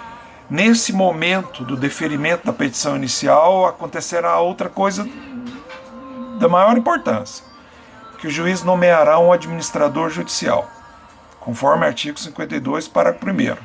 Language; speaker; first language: Portuguese; native; Portuguese